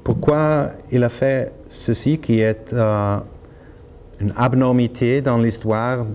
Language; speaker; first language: French; non-native, learner; Norwegian